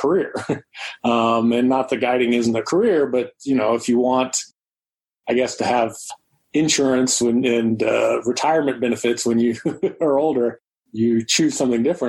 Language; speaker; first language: English; native; English